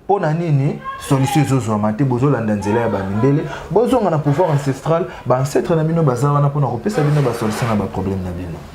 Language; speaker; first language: Lingala; non-native, local second language; Kongo